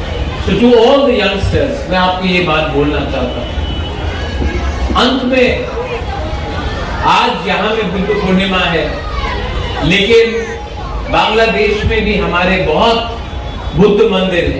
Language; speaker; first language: Hindi; non-native, local second language; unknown